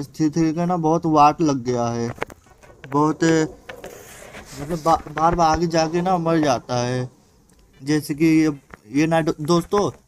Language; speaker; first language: Hindi; native; Hindi